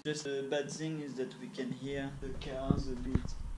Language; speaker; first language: English; non-native, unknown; French